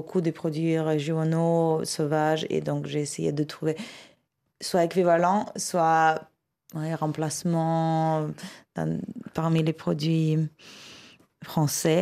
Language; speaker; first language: French; non-native, fluent; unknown